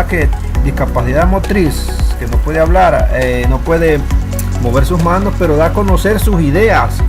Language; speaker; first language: Spanish; native; Spanish